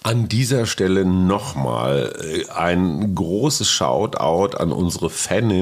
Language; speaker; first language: German; native; German